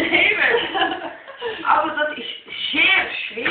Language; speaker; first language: German; non-native, learner; Dutch